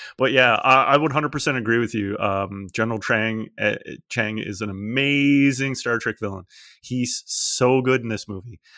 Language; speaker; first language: English; native; English